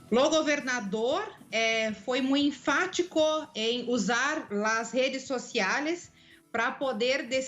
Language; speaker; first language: Portuguese; non-native, local second language; Spanish